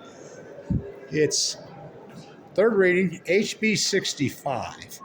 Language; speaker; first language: English; native; English